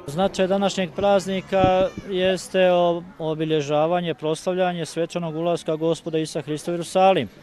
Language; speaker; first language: Serbian; native; Serbian